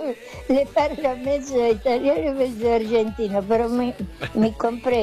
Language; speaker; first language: Italian; early bilingual, heritage; Spanish